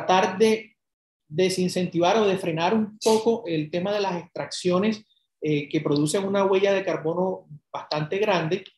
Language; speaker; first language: Spanish; native; Spanish